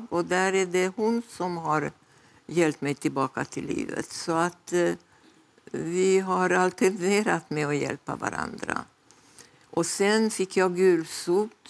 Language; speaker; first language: Swedish; non-native, fluent; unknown